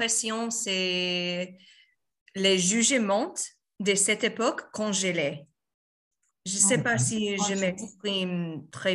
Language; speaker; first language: French; non-native, learner; Spanish